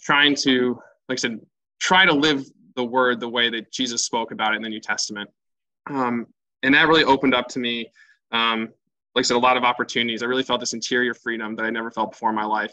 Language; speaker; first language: English; native; English